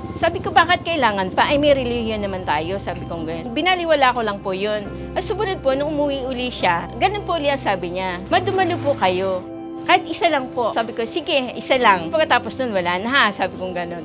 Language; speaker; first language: Filipino; native; Filipino